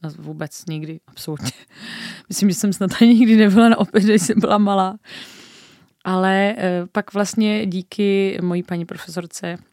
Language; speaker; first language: Czech; native; Czech